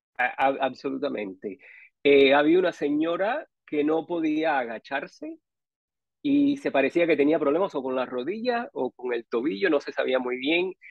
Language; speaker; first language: Spanish; native; Spanish